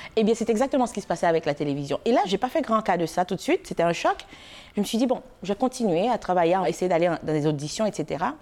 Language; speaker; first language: French; non-native, local second language; Haitian Creole